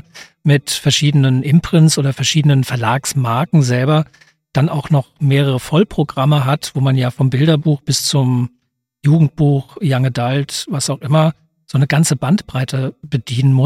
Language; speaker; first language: German; native; German